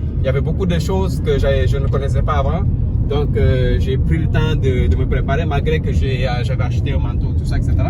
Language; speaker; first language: French; non-native, local second language; Wolof